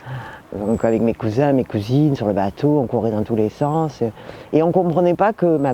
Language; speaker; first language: French; native; French